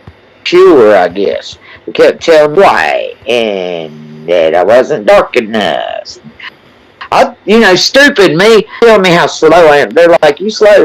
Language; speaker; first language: English; native; English